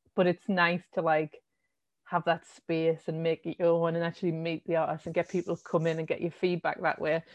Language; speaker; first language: English; native; English